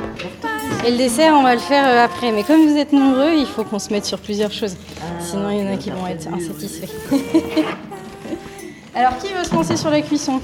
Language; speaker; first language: French; native; French